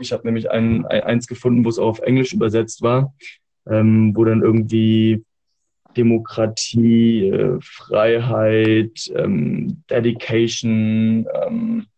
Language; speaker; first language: German; native; German